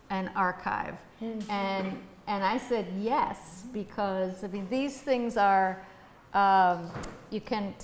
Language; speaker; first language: English; native; English